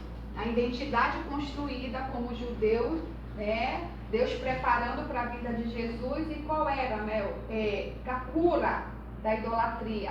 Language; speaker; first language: Portuguese; native; Portuguese